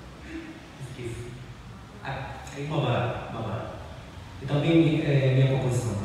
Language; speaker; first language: Portuguese; non-native, fluent; Japanese